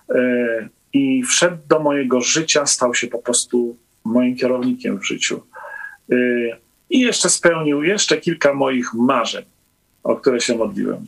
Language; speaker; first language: Polish; native; Polish